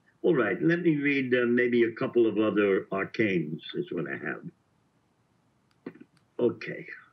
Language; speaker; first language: English; native; English